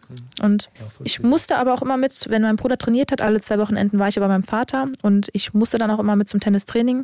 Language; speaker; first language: German; early bilingual, other home language; Serbian